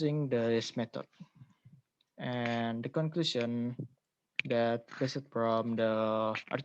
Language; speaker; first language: English; non-native, learner; Indonesian